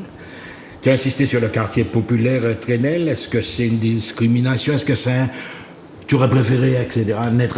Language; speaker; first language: French; native; French